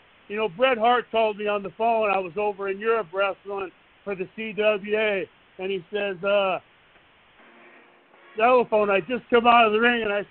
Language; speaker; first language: English; native; English